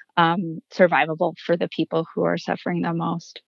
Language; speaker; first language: English; native; English